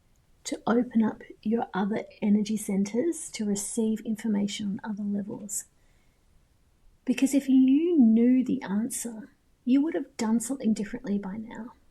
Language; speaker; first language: English; native; English